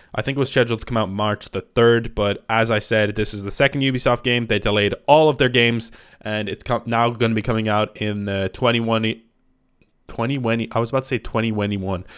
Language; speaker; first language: English; native; English